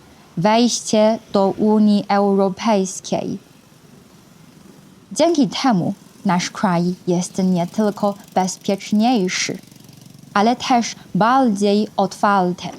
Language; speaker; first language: Polish; non-native, fluent; Chinese